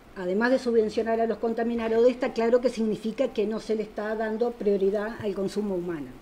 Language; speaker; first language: Spanish; native; Spanish